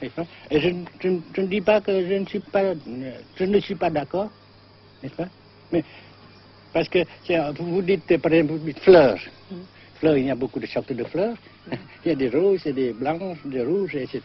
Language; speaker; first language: French; non-native, fluent; Vietnamese